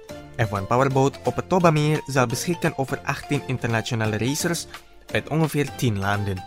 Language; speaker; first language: Dutch; non-native, fluent; Indonesian